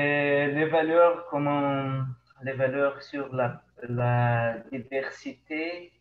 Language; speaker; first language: French; non-native, learner; Portuguese